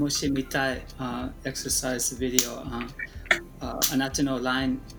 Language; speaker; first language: Japanese; non-native, learner; English